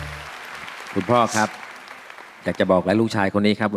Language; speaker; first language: Thai; native; Thai